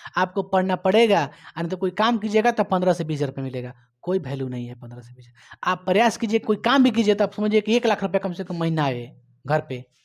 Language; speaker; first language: Hindi; native; Hindi